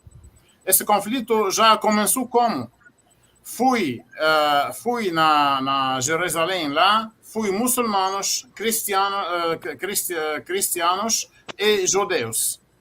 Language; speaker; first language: Portuguese; non-native, fluent; Arabic